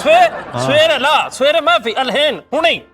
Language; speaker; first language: Arabic; non-native, learner; Punjabi